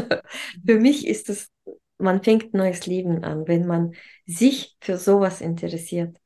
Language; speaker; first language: German; non-native, fluent; Russian